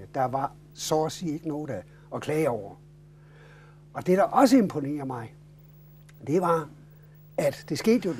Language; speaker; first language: Danish; native; Danish